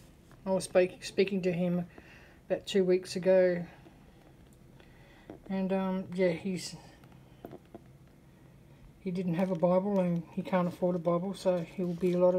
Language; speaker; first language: English; native; English